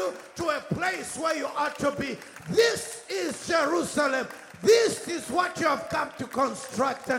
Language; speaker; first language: English; native; English